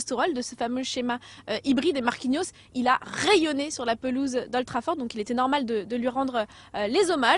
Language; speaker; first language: French; native; French